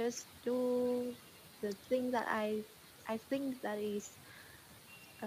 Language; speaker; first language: English; non-native, learner; Vietnamese